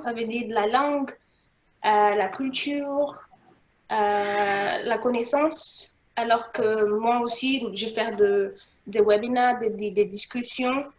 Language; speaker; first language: French; non-native, local second language; Portuguese